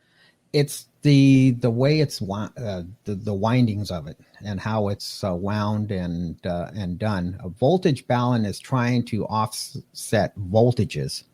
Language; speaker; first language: English; native; English